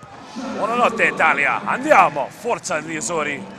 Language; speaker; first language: Italian; non-native, learner; English